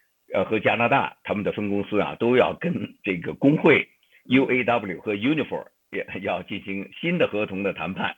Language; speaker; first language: Chinese; native; Chinese